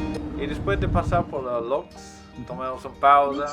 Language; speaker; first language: Spanish; non-native, fluent; English